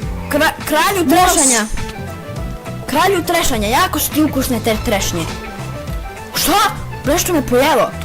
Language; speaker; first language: Bosnian; native; Bosnian